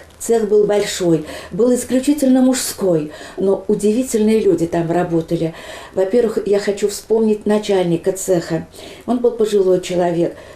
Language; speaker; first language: Russian; non-native, local second language; Chuvash